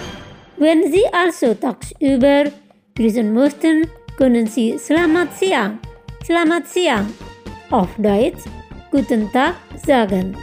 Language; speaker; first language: German; non-native, fluent; Indonesian